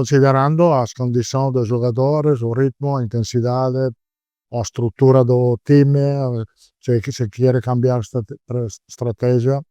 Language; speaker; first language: Portuguese; non-native, learner; Italian